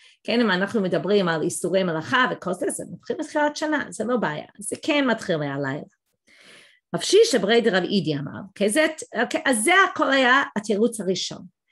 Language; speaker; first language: Hebrew; non-native, fluent; English